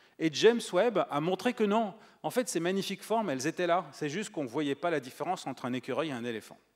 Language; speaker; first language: French; native; French